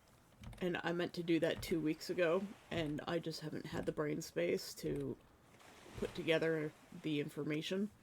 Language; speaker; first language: English; native; English